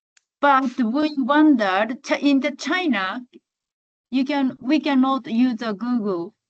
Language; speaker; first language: English; non-native, learner; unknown